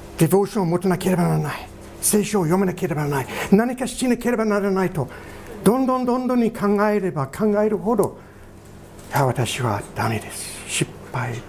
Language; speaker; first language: Japanese; non-native, fluent; English